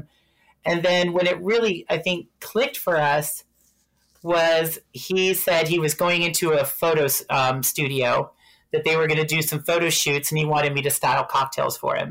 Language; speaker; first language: English; native; English